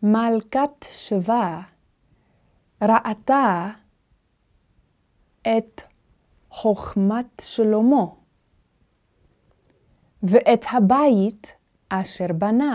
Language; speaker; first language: Hebrew; non-native, fluent; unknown